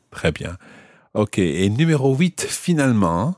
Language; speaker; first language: French; non-native, fluent; English